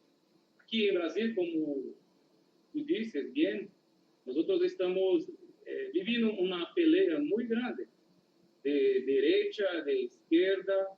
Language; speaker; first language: Spanish; non-native, learner; Portuguese